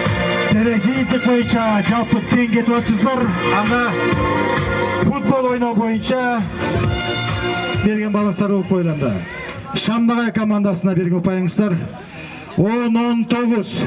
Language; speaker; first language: Kyrgyz; native; Kyrgyz